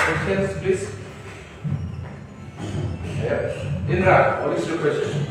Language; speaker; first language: English; non-native, fluent; Indonesian